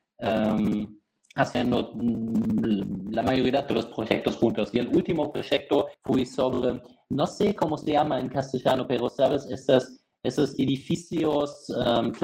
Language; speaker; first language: Spanish; non-native, fluent; German